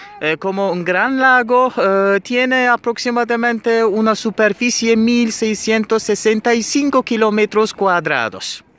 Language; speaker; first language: Spanish; non-native, fluent; Turkish